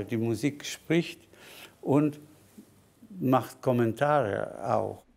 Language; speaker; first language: German; non-native, fluent; Spanish